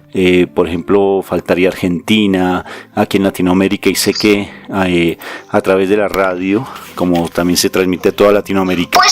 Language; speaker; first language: Spanish; native; Spanish